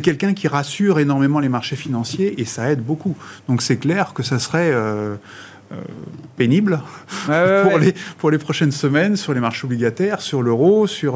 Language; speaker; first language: French; native; French